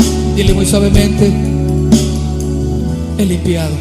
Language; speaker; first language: Spanish; native; Spanish